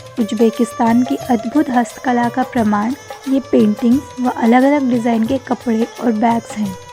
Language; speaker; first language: Hindi; native; Hindi